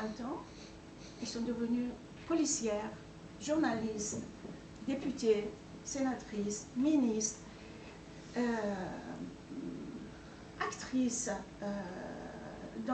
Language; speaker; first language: French; non-native, fluent; Persian